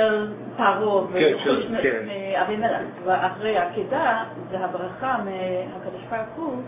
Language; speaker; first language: Hebrew; non-native, learner; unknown